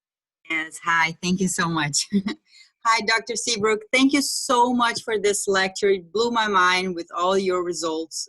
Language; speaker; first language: English; non-native, fluent; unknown